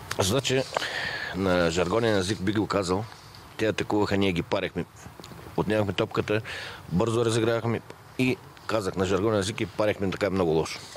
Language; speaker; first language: Bulgarian; native; Bulgarian